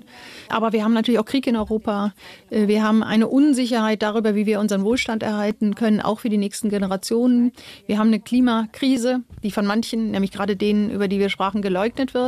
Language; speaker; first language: German; native; German